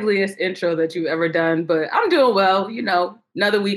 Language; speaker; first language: English; native; English